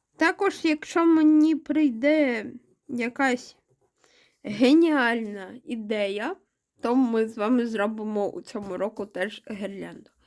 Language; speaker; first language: Ukrainian; non-native, local second language; Russian